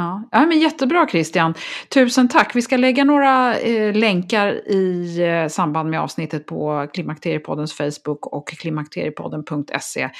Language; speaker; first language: Swedish; native; Swedish